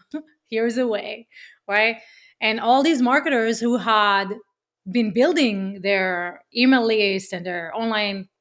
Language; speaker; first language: English; non-native, fluent; Hebrew